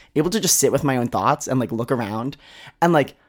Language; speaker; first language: English; native; English